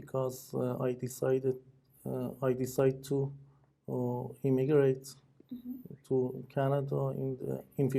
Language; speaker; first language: English; non-native, learner; Persian